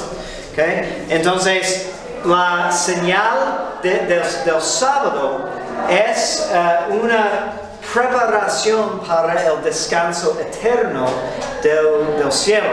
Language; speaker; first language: Spanish; non-native, fluent; English